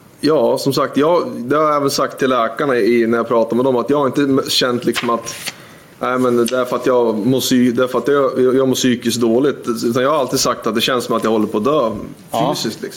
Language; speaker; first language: Swedish; native; Swedish